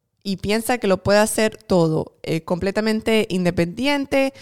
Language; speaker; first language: Spanish; early bilingual, other home language; English